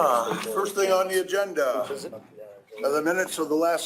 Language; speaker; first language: English; native; English